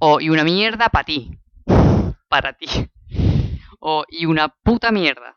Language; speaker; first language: Spanish; native; Spanish